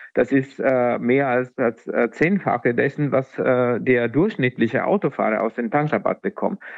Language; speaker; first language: German; non-native, fluent; Italian